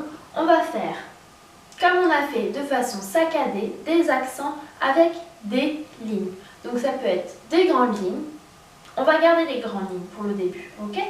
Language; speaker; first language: French; native; French